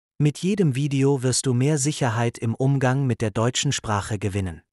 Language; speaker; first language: German; native; German